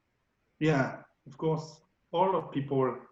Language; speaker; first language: English; non-native, learner; French